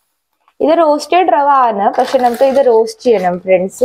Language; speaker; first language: Malayalam; non-native, learner; Hindi